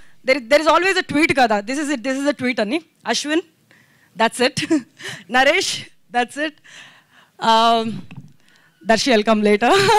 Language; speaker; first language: English; non-native, local second language; Telugu